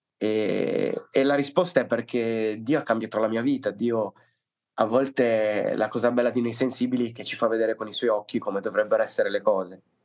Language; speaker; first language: Italian; native; Italian